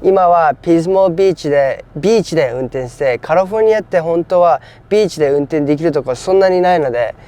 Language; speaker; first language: Japanese; early bilingual, other home language; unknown